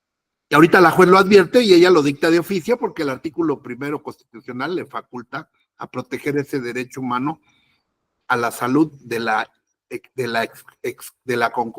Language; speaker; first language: Spanish; native; Spanish